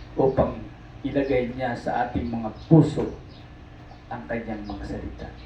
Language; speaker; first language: Filipino; native; Filipino